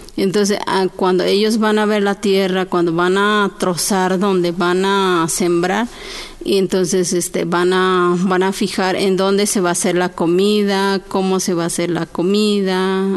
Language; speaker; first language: Spanish; native; Spanish